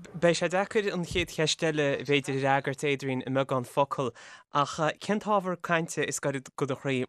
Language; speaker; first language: Irish; native; Irish